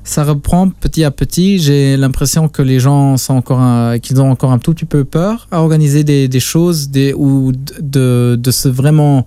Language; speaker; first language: French; non-native, local second language; Luxembourgish